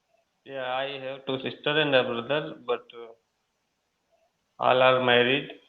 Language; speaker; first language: English; non-native, learner; Hindi